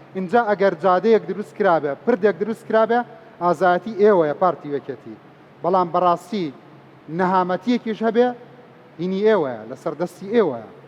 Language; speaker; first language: Central Kurdish; native; Central Kurdish